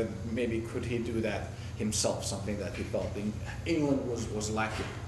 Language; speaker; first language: English; non-native, fluent; Finnish